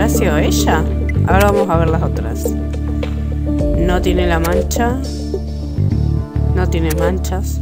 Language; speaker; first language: Spanish; native; Spanish